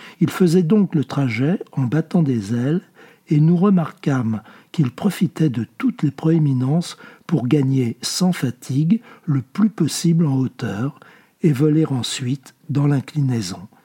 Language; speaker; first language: French; native; French